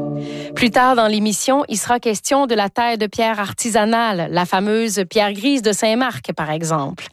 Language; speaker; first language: French; native; French